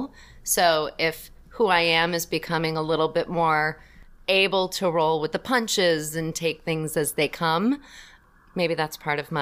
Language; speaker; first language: English; native; English